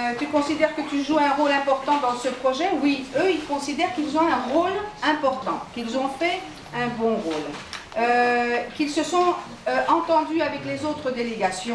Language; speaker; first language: French; non-native, fluent; Spanish